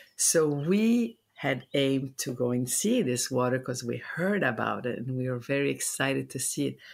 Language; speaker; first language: English; non-native, fluent; Italian